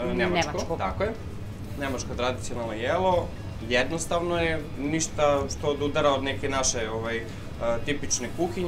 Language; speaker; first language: Serbian; native; Serbian